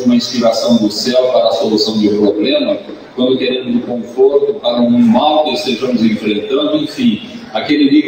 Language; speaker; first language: Portuguese; native; Portuguese